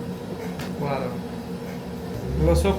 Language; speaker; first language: Spanish; non-native, learner; English